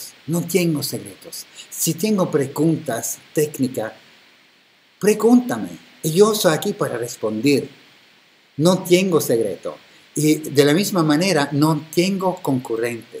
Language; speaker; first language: Spanish; non-native, fluent; Italian